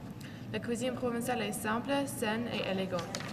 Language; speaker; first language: French; non-native, learner; English